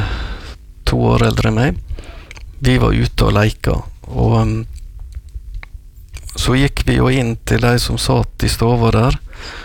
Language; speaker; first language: Norwegian; native; Norwegian